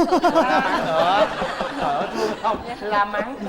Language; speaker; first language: Vietnamese; native; Vietnamese